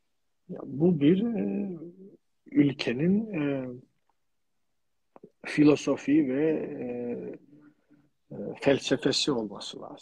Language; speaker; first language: Turkish; non-native, fluent; Georgian